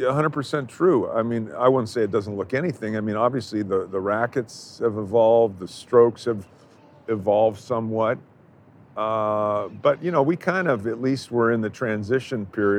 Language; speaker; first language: English; native; English